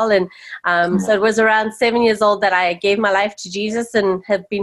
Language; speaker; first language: English; native; English